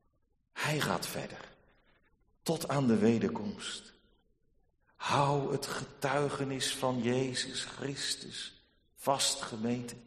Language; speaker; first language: Dutch; native; Dutch